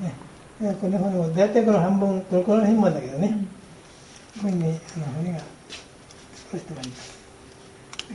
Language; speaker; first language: Japanese; native; Japanese